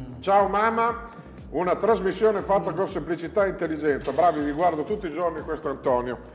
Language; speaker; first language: Italian; native; Italian